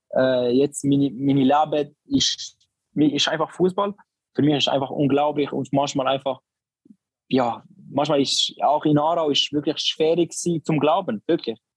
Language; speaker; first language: German; non-native, learner; Albanian